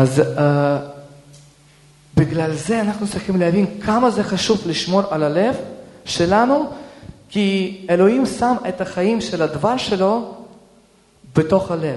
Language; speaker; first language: Hebrew; early bilingual, other home language; Russian